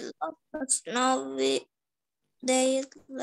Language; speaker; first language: English; non-native, learner; Indonesian